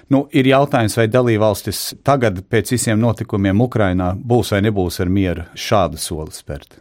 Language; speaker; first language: Latvian; early bilingual, heritage; Latvian